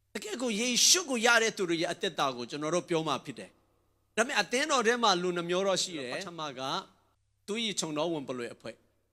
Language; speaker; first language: Burmese; non-native, local second language; Tedim Chin